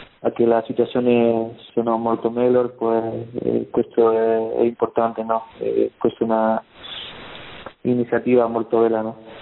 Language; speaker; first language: Italian; non-native, learner; Spanish